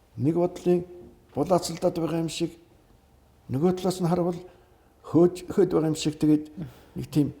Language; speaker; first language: Mongolian; native; Mongolian